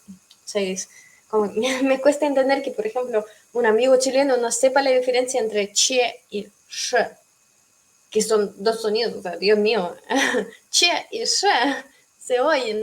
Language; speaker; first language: Spanish; non-native, fluent; Russian